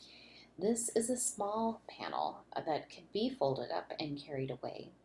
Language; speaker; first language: English; native; English